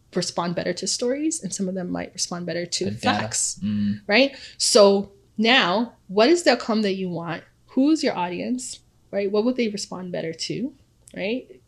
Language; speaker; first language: English; early bilingual, other home language; Akan